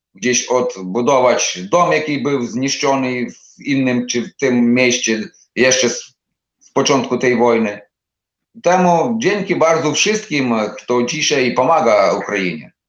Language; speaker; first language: Polish; non-native, learner; Ukrainian